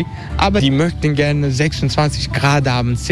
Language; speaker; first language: German; non-native, fluent; Turkish